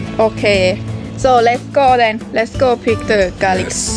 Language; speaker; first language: English; non-native, learner; Thai